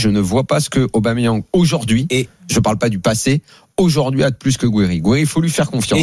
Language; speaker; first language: French; native; French